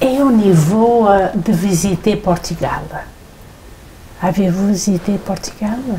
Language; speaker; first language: French; non-native, learner; Portuguese